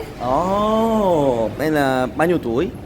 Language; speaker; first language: Vietnamese; non-native, learner; Korean